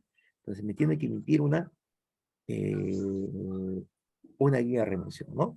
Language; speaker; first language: Spanish; native; Spanish